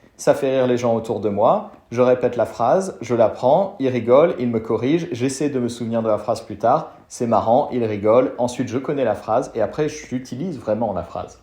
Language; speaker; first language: French; native; French